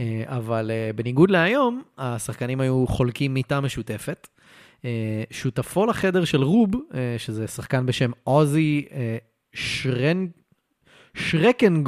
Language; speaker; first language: Hebrew; native; Hebrew